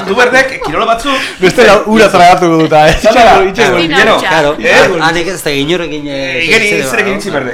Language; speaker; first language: Basque; native; Basque